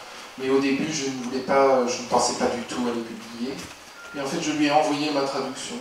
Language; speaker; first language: French; native; French